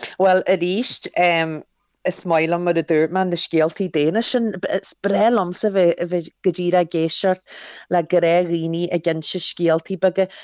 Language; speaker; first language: Irish; early bilingual, other home language; English